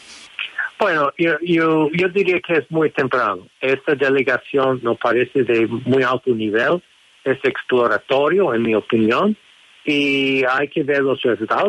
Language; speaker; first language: Spanish; non-native, fluent; English